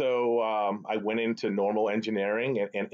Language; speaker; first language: English; early bilingual, other home language; Arabic